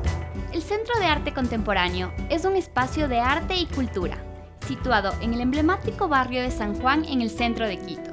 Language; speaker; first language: Spanish; native; Spanish